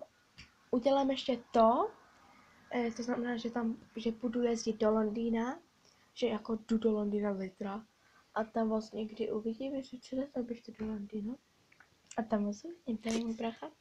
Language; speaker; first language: Czech; early bilingual, heritage; Czech